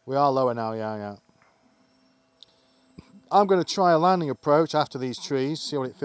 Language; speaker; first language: English; native; English